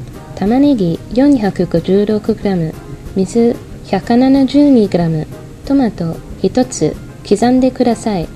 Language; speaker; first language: Japanese; non-native, learner; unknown